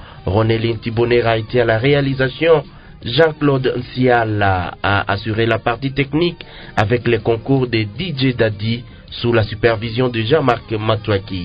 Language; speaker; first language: French; non-native, local second language; Lingala